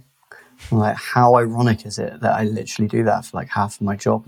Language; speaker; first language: English; native; English